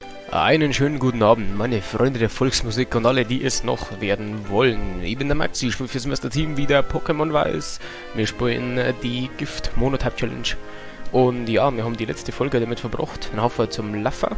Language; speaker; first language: German; native; German